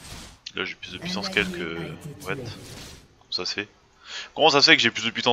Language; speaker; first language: French; native; French